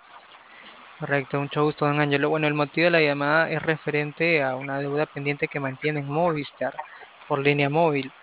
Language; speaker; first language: Spanish; native; Spanish